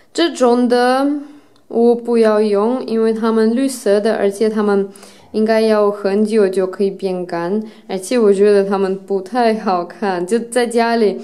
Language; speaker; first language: Chinese; non-native, fluent; Russian